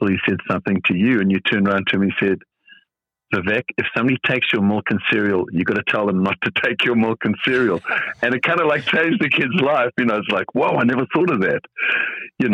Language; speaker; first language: English; native; English